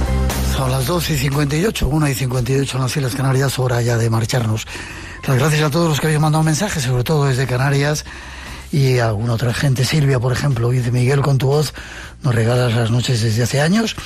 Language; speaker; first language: Spanish; native; Spanish